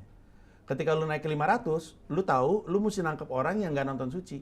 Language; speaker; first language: Indonesian; native; Indonesian